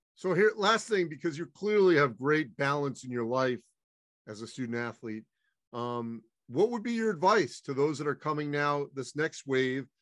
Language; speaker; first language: English; native; English